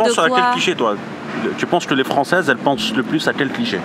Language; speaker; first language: French; native; French